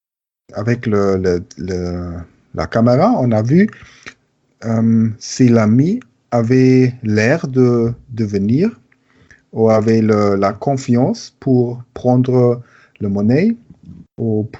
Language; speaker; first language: French; non-native, learner; German